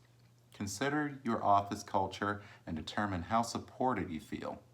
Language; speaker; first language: English; native; English